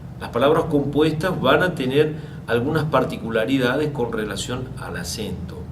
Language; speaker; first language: Spanish; non-native, fluent; Portuguese